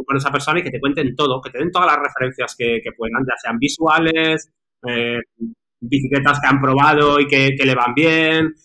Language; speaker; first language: Spanish; native; Spanish